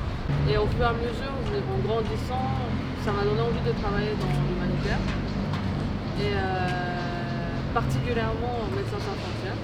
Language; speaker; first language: French; non-native, fluent; Japanese